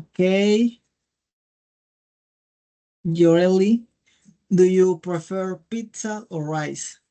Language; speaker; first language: English; non-native, learner; Spanish